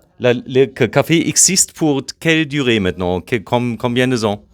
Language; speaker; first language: French; non-native, learner; German